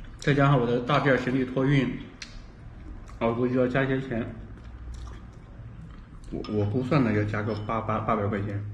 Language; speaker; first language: Chinese; native; Chinese